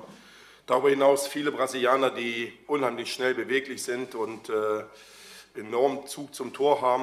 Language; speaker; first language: German; native; German